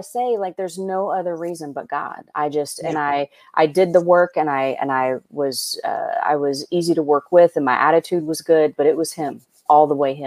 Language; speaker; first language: English; native; English